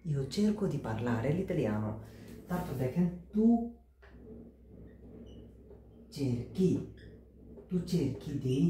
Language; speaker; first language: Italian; non-native, fluent; Bangla